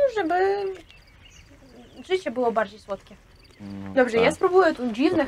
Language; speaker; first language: Polish; non-native, fluent; Russian